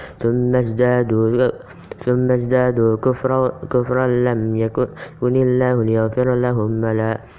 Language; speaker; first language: Arabic; non-native, learner; Indonesian